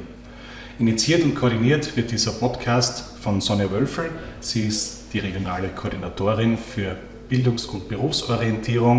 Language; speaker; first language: German; native; German